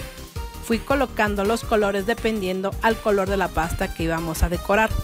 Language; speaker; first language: Spanish; native; Spanish